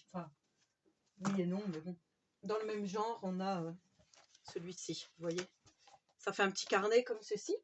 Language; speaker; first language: French; native; French